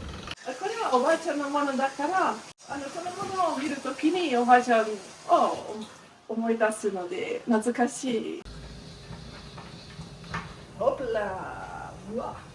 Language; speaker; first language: Japanese; non-native, learner; Italian